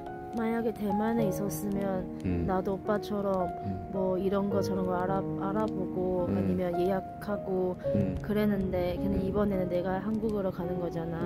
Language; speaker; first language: Korean; non-native, learner; Chinese